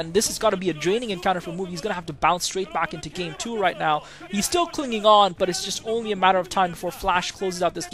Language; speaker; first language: English; native; English